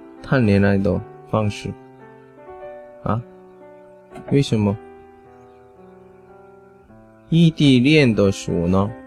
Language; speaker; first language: Chinese; non-native, fluent; Korean